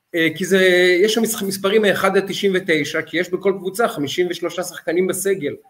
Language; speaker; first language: Hebrew; native; Hebrew